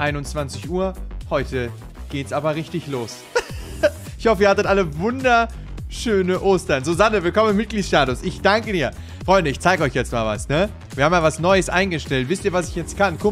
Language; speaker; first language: German; native; German